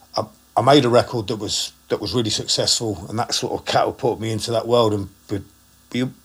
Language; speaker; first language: English; native; English